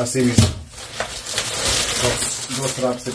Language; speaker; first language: Spanish; non-native, learner; German